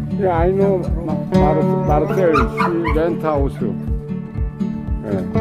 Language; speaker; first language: English; non-native, learner; Korean